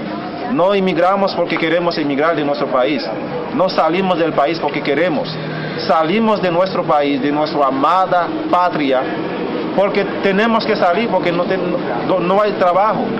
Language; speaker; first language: Spanish; non-native, fluent; Haitian Creole